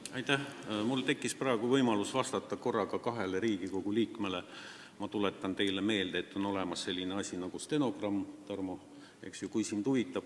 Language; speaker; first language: Estonian; non-native, local second language; Russian